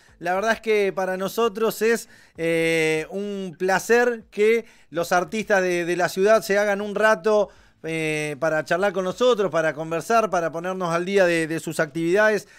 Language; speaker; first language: Spanish; native; Spanish